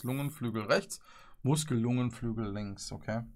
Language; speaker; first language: German; native; German